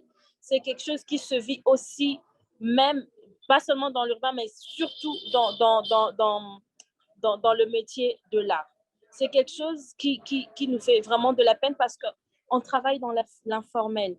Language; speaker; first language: French; non-native, local second language; Swahili